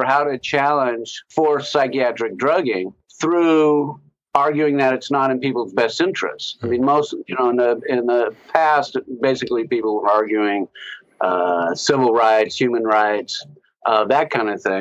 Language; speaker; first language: English; native; English